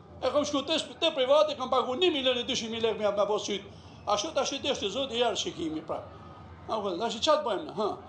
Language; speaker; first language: Albanian; native; Albanian